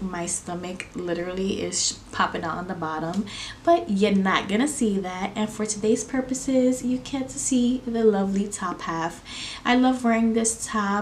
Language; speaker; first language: English; native; English